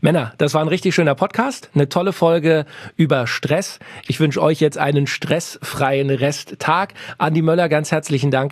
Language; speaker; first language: German; native; German